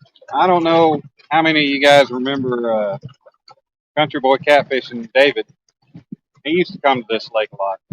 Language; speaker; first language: English; native; English